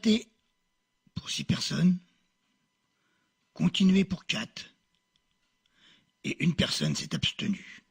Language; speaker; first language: French; native; French